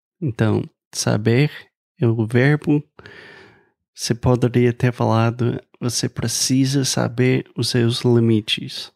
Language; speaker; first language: Portuguese; non-native, fluent; English